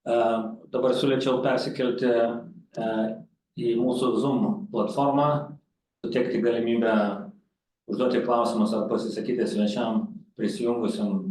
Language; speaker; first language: Lithuanian; native; Lithuanian